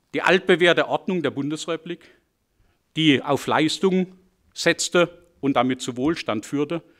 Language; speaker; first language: German; native; German